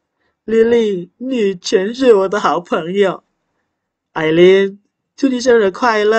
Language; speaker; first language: Chinese; non-native, fluent; Indonesian